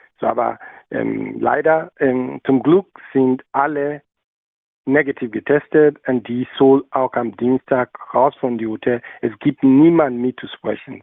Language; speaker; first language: German; non-native, learner; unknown